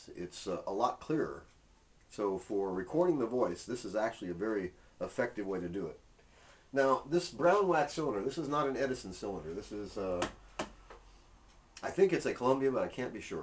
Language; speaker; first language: English; native; English